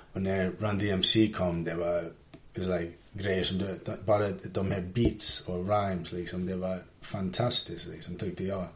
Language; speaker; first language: Swedish; early bilingual, heritage; Swedish